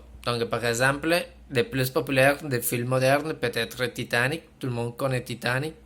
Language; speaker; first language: French; non-native, fluent; Spanish